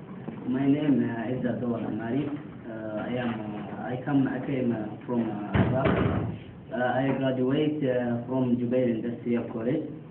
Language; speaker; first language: English; non-native, learner; Arabic